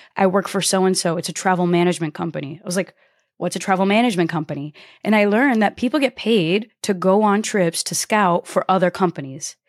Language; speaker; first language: English; early bilingual, other home language; Portuguese